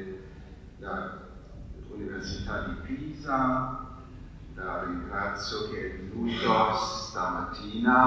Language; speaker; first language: Italian; non-native, fluent; German